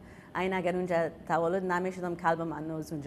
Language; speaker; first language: Persian; early bilingual, heritage; Persian